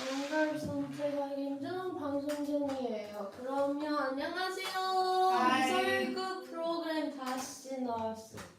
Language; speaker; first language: Korean; non-native, learner; English